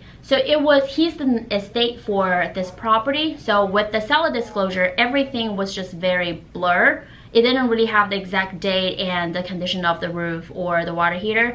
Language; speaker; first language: English; non-native, fluent; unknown